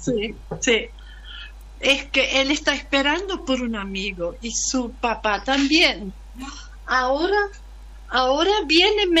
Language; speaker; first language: Spanish; non-native, learner; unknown